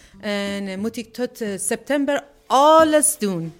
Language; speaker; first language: Dutch; non-native, learner; Persian